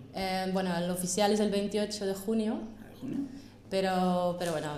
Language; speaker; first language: Spanish; non-native, fluent; Russian